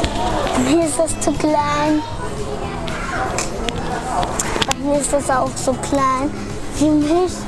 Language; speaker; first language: German; early bilingual, other home language; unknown